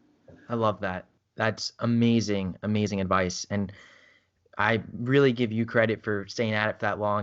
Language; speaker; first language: English; native; English